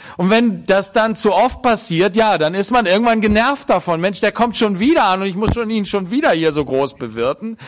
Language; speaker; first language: German; native; German